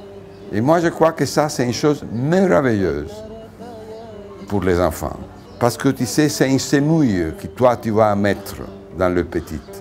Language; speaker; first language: French; non-native, fluent; Italian